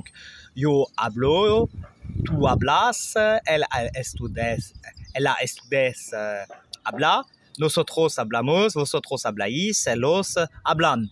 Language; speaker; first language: Spanish; non-native, learner; French